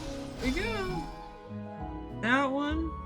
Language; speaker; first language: English; native; English